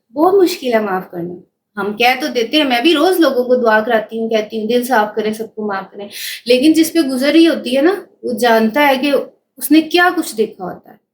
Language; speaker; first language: Urdu; non-native, local second language; Punjabi